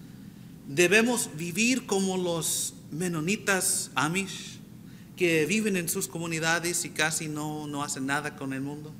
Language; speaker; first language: Spanish; non-native, fluent; English